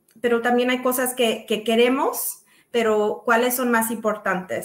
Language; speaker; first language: Spanish; early bilingual, other home language; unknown